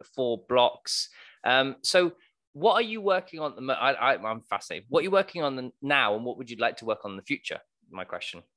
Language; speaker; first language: English; native; English